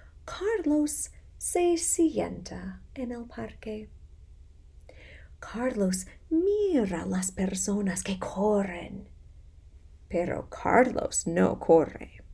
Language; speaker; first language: Spanish; non-native, fluent; English